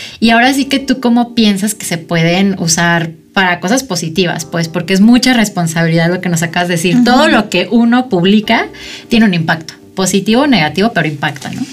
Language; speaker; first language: Spanish; native; Spanish